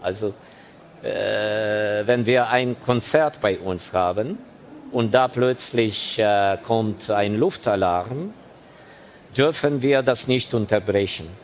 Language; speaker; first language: German; non-native, fluent; Ukrainian